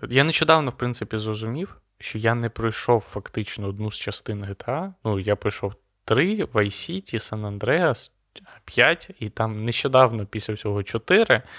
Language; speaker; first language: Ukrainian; non-native, local second language; Russian